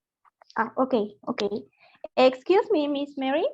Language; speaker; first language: English; non-native, learner; Spanish